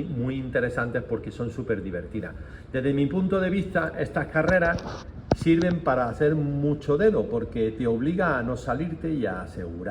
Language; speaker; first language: Spanish; native; Spanish